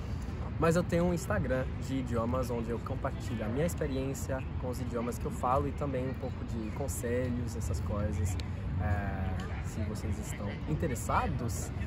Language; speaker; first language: Portuguese; non-native, fluent; French